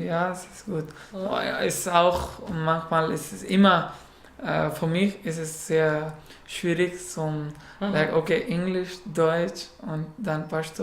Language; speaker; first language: German; non-native, learner; Pashto